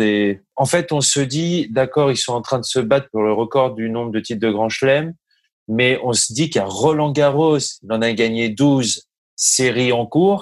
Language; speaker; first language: French; native; French